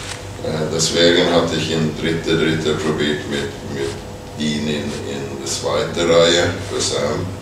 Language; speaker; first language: German; non-native, fluent; Swedish